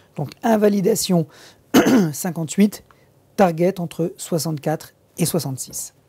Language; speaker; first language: French; native; French